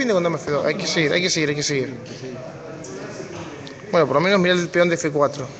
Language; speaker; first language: Spanish; native; Spanish